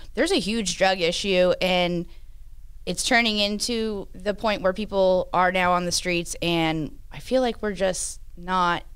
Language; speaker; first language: English; native; English